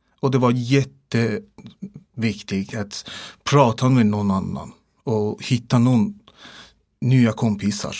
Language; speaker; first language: Swedish; non-native, learner; Persian